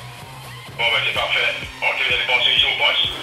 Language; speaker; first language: French; native; French